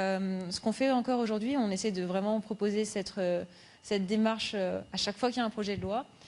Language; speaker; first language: French; native; French